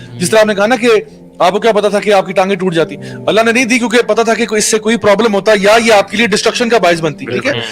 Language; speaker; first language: Urdu; early bilingual, heritage; Urdu